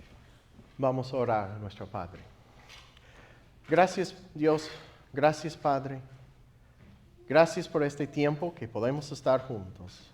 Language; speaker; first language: Spanish; non-native, fluent; English